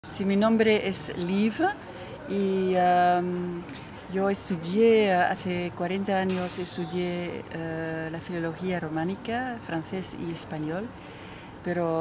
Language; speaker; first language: Spanish; non-native, fluent; Dutch